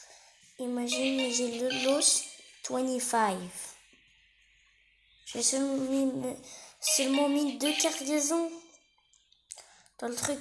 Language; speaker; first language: French; native; French